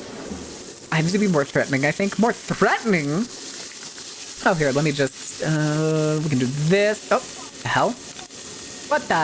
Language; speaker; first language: English; native; English